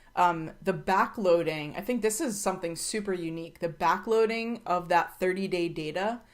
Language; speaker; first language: English; native; English